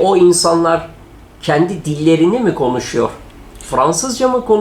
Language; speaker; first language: Turkish; native; Turkish